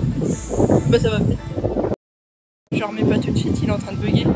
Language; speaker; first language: French; native; French